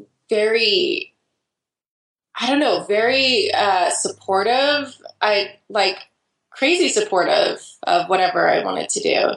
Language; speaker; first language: English; native; English